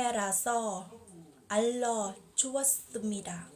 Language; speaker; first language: Korean; non-native, learner; Thai